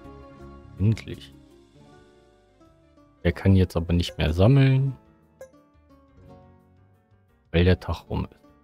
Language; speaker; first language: German; native; German